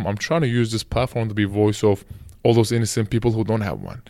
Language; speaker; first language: English; non-native, fluent; Turkish